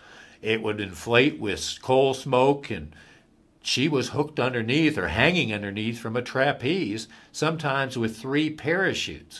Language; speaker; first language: English; native; English